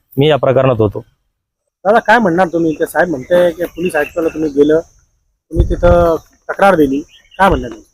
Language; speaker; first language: Marathi; native; Marathi